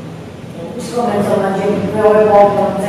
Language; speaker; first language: Italian; native; Italian